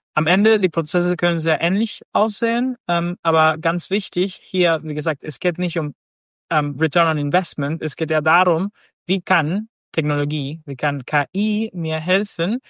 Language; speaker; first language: German; non-native, fluent; Spanish